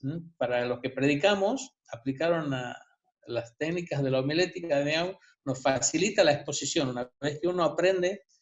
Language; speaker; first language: Spanish; native; Spanish